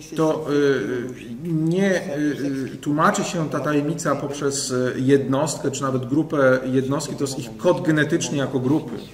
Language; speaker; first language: Polish; native; Polish